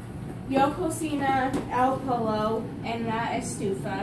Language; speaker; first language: Spanish; non-native, learner; English